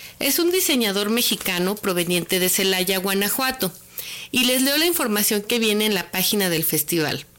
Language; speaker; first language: Spanish; native; Spanish